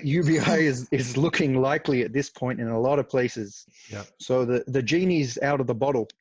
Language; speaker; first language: English; non-native, fluent; Arabic